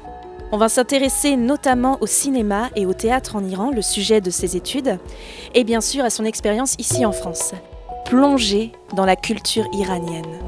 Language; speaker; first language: French; native; French